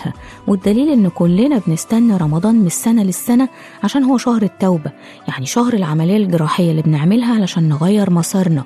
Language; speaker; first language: Arabic; native; Arabic